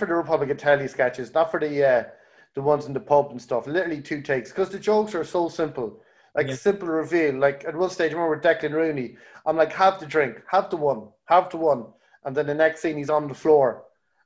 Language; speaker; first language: English; native; English